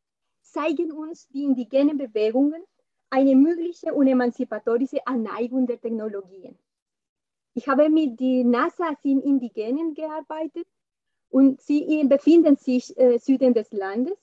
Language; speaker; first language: German; non-native, fluent; Spanish